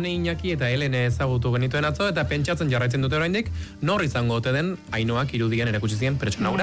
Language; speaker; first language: Basque; native; Basque